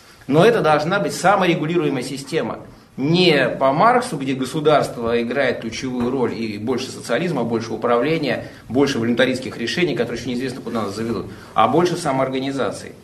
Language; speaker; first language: Russian; native; Russian